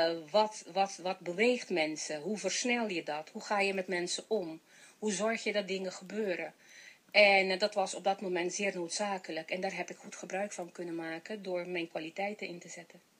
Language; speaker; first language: Dutch; non-native, local second language; Papiamento